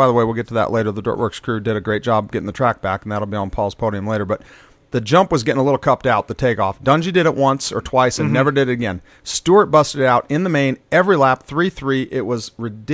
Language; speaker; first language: English; native; English